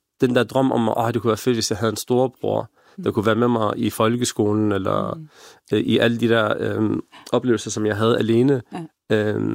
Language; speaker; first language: Danish; early bilingual, other home language; Arabic